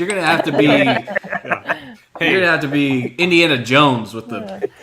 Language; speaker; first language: English; native; English